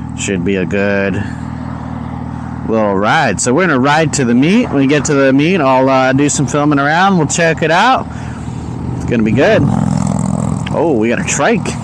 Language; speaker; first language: English; native; English